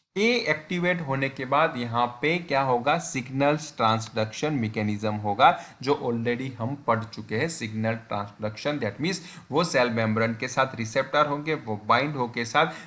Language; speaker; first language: Hindi; non-native, local second language; Gujarati